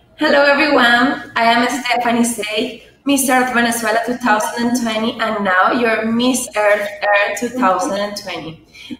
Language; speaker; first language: English; non-native, fluent; Spanish